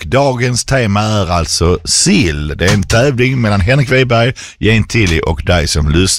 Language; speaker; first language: Swedish; native; Swedish